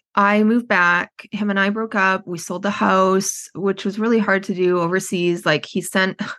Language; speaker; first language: English; native; English